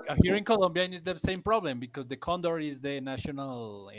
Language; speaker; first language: English; non-native, learner; Spanish